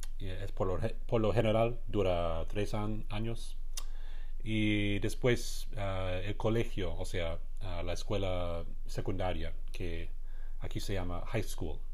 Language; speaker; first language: Spanish; non-native, fluent; English